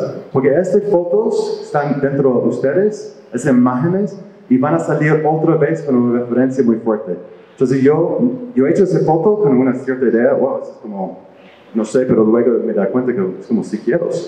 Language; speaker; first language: Spanish; non-native, fluent; English